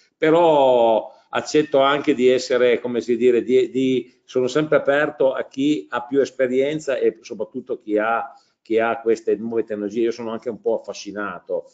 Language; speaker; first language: Italian; native; Italian